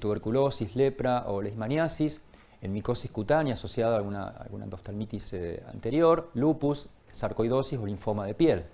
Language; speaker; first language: Spanish; native; Spanish